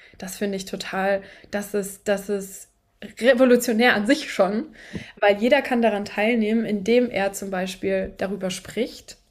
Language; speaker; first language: German; native; German